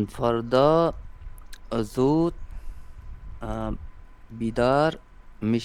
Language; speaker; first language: Persian; non-native, learner; Urdu